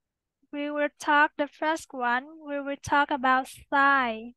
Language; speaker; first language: English; non-native, fluent; Vietnamese